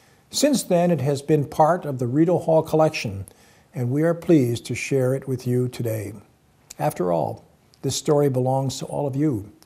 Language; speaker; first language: English; native; English